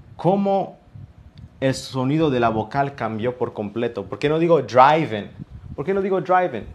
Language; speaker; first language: Spanish; early bilingual, heritage; Spanish